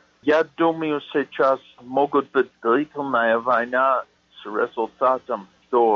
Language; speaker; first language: Russian; non-native, fluent; English